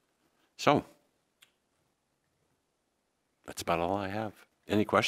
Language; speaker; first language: English; native; English